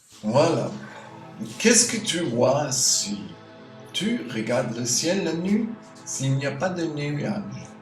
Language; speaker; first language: French; non-native, fluent; German